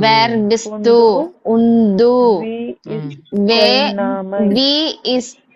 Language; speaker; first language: German; non-native, learner; Tamil